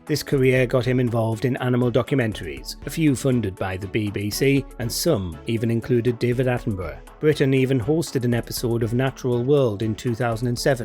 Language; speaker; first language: English; native; English